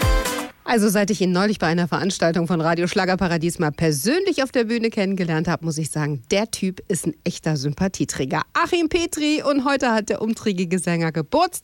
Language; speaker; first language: German; native; German